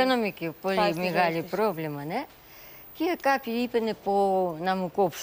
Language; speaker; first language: Greek; non-native, learner; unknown